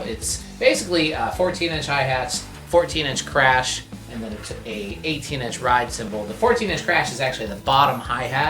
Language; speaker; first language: English; native; English